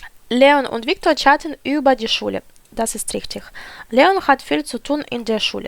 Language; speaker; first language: German; non-native, fluent; Ukrainian